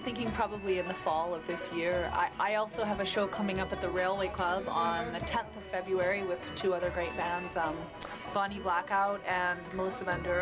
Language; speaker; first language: English; native; English